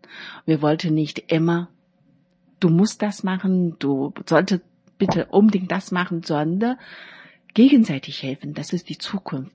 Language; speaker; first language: German; non-native, learner; Chinese